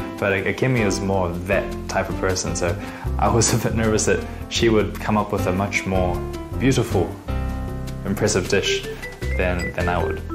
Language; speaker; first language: English; early bilingual, other home language; Chinese